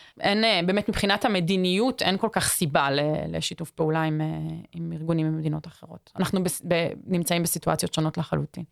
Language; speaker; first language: Hebrew; native; Hebrew